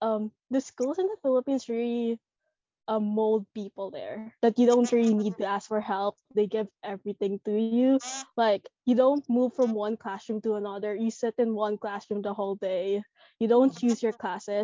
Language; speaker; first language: English; non-native, local second language; Filipino